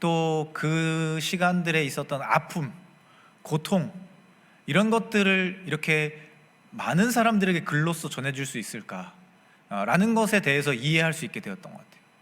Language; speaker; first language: Korean; native; Korean